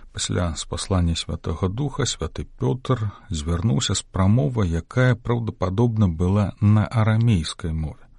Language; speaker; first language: Belarusian; native; Belarusian